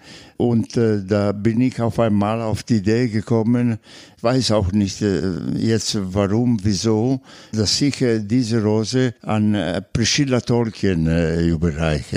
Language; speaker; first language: German; non-native, fluent; Italian